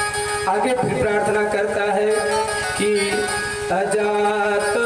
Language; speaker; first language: Hindi; native; Hindi